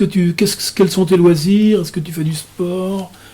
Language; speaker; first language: French; native; French